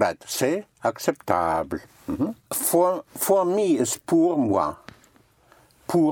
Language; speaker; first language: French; non-native, fluent; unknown